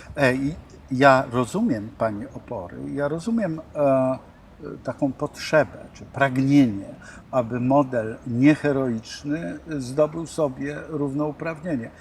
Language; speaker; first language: Polish; native; Polish